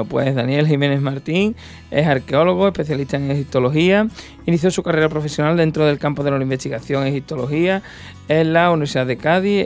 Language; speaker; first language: Spanish; native; Spanish